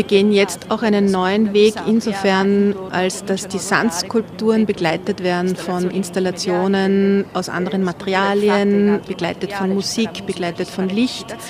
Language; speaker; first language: German; non-native, local second language; Italian